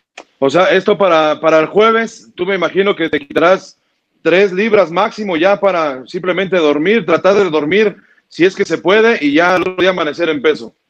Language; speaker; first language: Spanish; native; Spanish